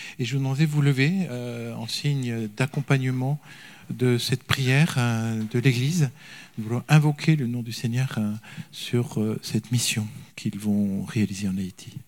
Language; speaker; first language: French; native; French